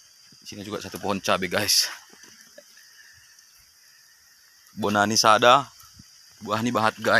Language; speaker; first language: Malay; non-native, local second language; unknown